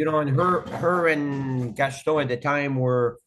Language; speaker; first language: English; native; English